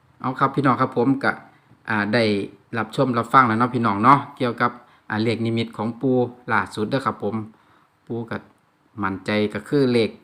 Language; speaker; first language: Thai; non-native, local second language; Lao